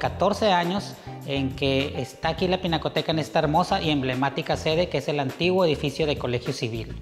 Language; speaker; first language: Spanish; native; Spanish